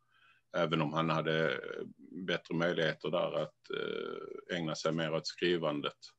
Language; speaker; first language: Swedish; native; Swedish